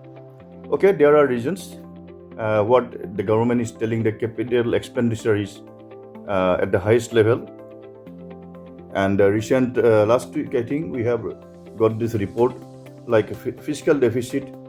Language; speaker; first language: English; non-native, local second language; Assamese